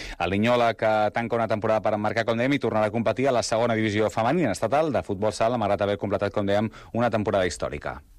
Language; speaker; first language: Catalan; native; Catalan